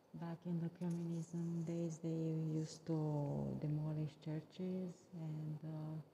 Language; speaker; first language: English; non-native, fluent; Romanian